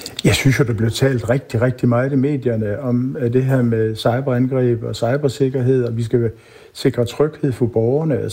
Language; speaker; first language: Danish; native; Danish